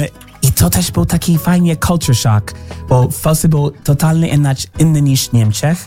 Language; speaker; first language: Polish; non-native, fluent; English